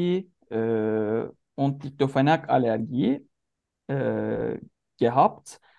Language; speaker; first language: German; non-native, learner; Turkish